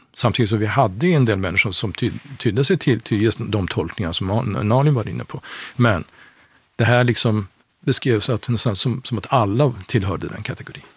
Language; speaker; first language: Swedish; non-native, fluent; Persian